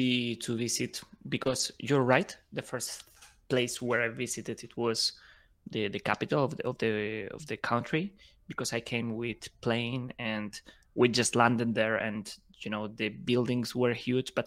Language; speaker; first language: English; non-native, fluent; Spanish